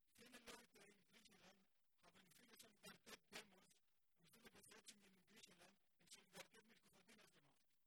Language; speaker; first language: German; non-native, learner; Greek